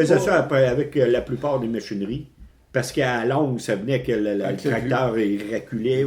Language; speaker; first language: French; native; French